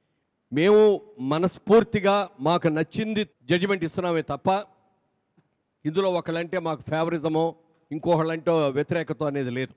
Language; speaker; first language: Telugu; native; Telugu